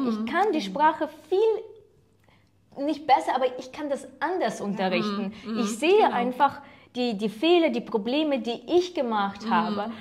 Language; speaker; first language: German; non-native, fluent; Ukrainian